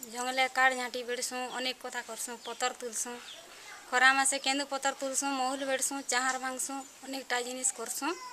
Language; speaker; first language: Odia; native; Odia